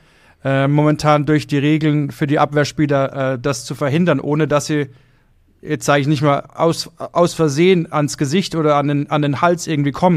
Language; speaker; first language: German; native; German